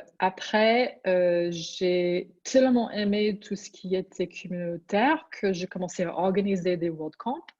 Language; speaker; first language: French; non-native, fluent; English